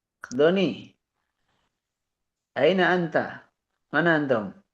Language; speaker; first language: Arabic; non-native, fluent; Indonesian